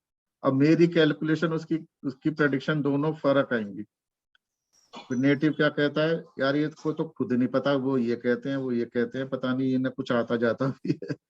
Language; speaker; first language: Hindi; native; Hindi